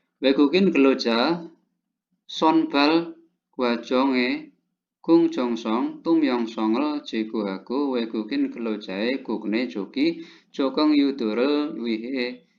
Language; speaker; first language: Korean; non-native, learner; Indonesian